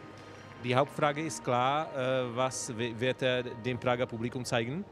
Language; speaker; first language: German; non-native, local second language; Czech